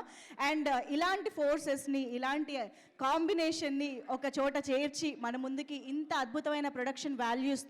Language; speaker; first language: Telugu; native; Telugu